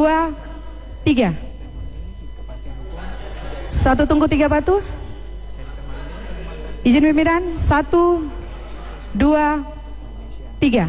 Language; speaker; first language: Indonesian; native; Indonesian